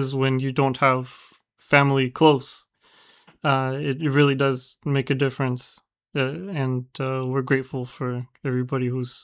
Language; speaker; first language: English; native; English